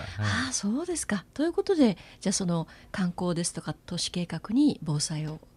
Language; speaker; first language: Japanese; native; Japanese